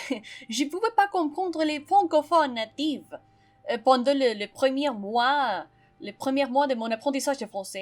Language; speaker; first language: French; non-native, fluent; Spanish